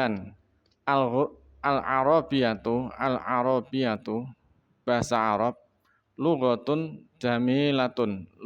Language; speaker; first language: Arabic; non-native, fluent; Indonesian